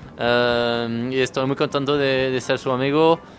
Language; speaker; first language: Spanish; non-native, learner; French